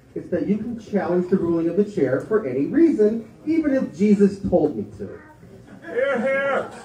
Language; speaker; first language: English; native; English